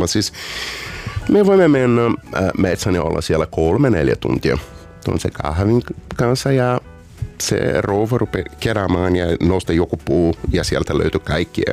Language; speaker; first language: Finnish; non-native, fluent; Portuguese